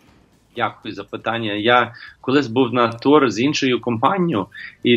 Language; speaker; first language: Ukrainian; non-native, learner; English